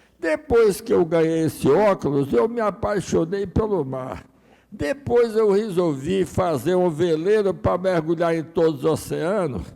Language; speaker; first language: Portuguese; early bilingual, other home language; Russian